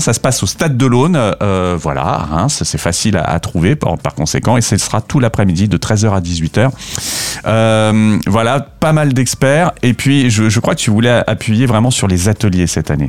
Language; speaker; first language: French; native; French